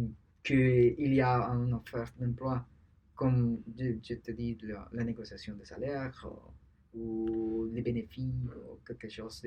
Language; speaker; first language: French; non-native, learner; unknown